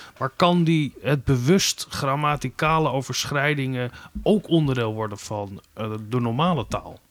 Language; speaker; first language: Dutch; native; Dutch